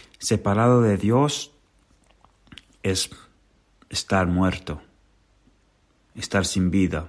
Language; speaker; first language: Spanish; native; Spanish